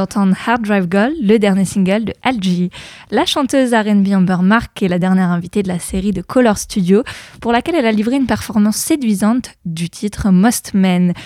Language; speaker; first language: French; native; French